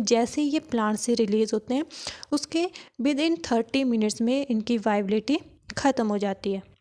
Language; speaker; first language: Hindi; native; Hindi